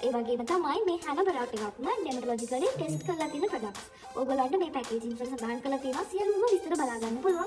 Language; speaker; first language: Sinhala; native; Sinhala